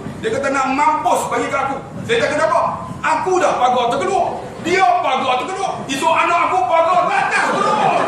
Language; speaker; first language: Malay; native; Malay